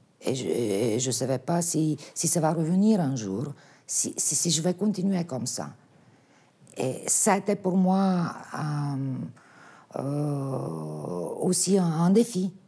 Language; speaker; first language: French; non-native, fluent; Bulgarian